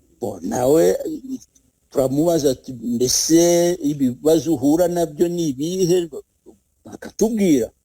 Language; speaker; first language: Kinyarwanda; native; Kinyarwanda